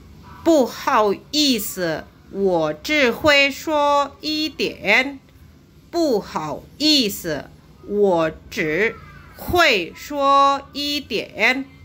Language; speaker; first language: Chinese; non-native, fluent; Indonesian